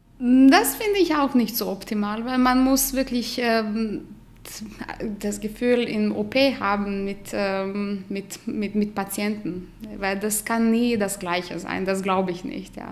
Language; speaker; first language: German; non-native, fluent; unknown